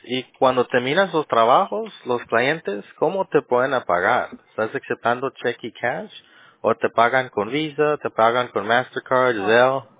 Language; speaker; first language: Spanish; early bilingual, heritage; Spanish